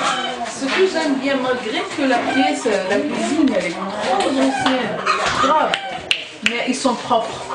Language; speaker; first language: French; non-native, local second language; Arabic